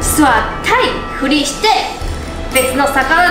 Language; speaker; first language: Japanese; non-native, learner; Chinese